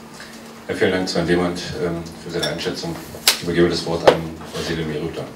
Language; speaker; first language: German; native; German